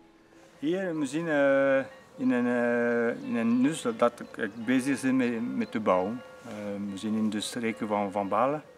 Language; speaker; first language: Dutch; non-native, local second language; French